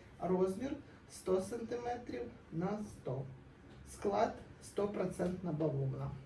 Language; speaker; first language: Ukrainian; non-native, local second language; Russian